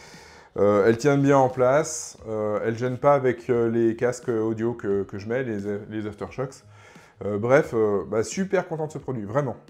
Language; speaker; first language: French; native; French